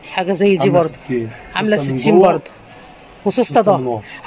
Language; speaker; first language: Arabic; native; Arabic